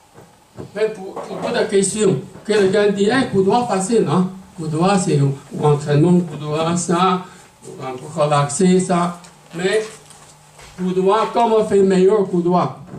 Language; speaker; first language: French; non-native, learner; Chinese